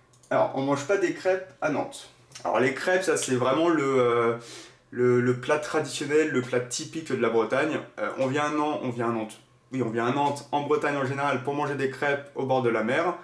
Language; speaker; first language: French; native; French